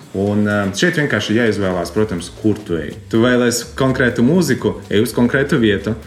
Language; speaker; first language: Latvian; non-native, local second language; Russian